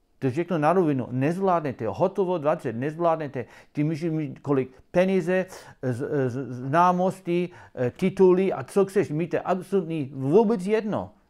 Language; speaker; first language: Czech; non-native, learner; English